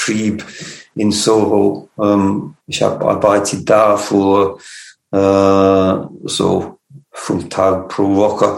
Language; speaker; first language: German; non-native, fluent; English